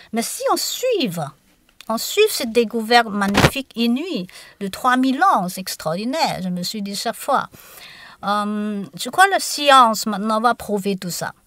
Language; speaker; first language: French; non-native, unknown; Chinese